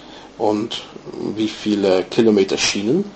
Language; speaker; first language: German; non-native, fluent; English